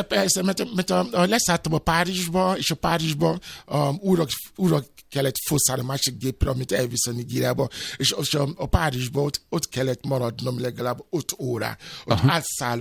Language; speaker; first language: Hungarian; non-native, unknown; Yoruba